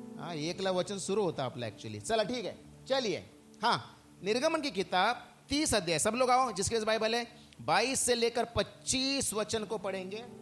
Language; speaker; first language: Hindi; non-native, local second language; Marathi